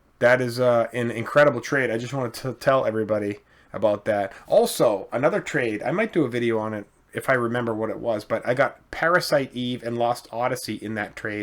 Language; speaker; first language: English; native; English